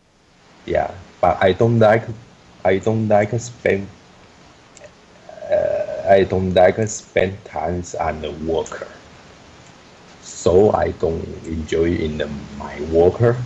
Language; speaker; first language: English; non-native, learner; Chinese